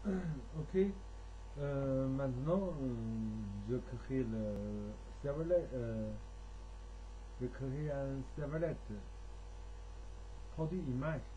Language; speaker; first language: French; non-native, learner; Chinese